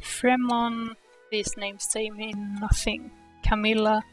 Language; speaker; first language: English; non-native, fluent; Swedish